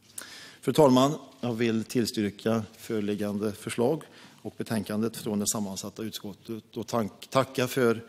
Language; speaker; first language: Swedish; native; Swedish